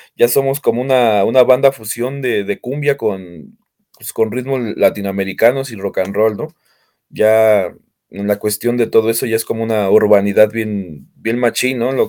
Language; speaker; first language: Spanish; native; Spanish